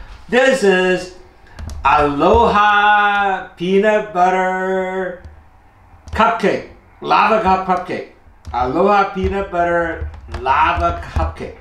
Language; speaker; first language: English; non-native, local second language; Cantonese